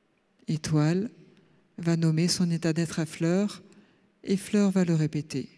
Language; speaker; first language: French; native; French